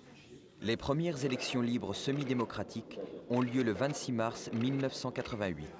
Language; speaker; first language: French; native; French